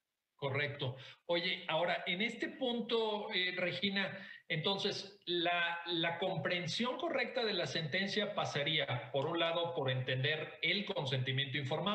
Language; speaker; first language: Spanish; native; Spanish